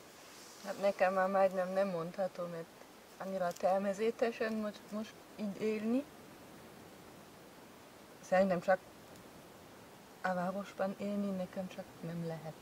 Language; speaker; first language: Hungarian; non-native, learner; German